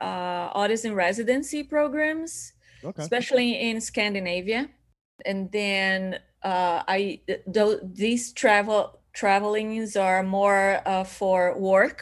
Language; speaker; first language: English; non-native, fluent; Portuguese